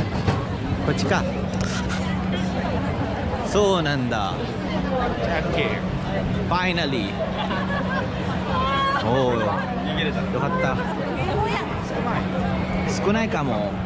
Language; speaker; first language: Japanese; non-native, fluent; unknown